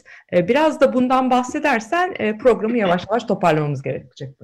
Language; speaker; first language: Turkish; native; Turkish